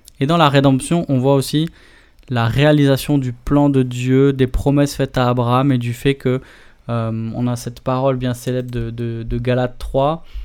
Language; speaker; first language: French; native; French